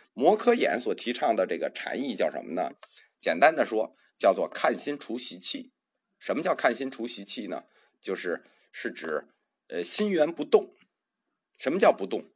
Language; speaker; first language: Chinese; native; Chinese